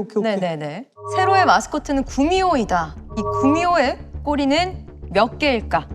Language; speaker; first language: Korean; native; Korean